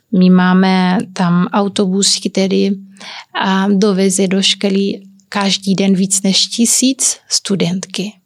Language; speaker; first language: Czech; non-native, learner; Kabuverdianu